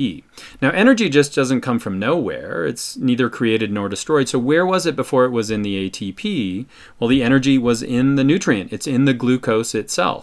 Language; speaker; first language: English; native; English